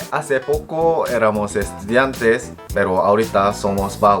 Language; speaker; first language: Spanish; non-native, fluent; Korean